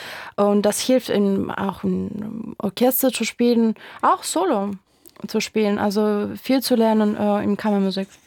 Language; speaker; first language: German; non-native, fluent; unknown